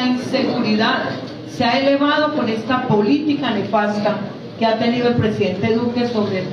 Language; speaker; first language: Spanish; native; Spanish